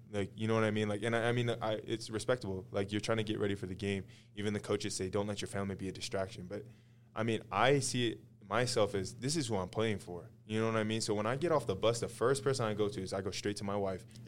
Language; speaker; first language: English; native; English